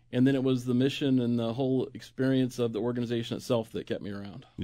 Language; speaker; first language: English; native; English